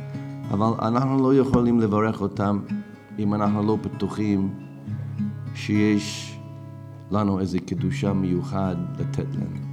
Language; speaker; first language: Hebrew; non-native, fluent; English